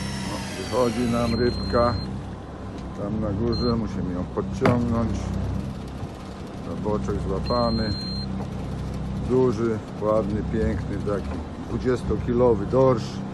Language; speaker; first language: Polish; native; Polish